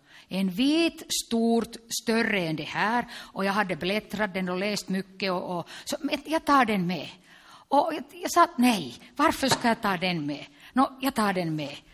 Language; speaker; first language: Swedish; non-native, local second language; Finnish